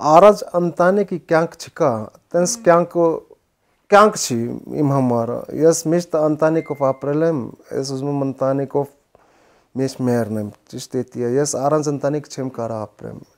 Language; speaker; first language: Armenian; non-native, learner; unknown